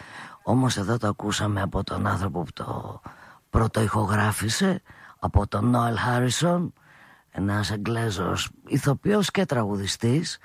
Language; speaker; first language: Greek; native; Greek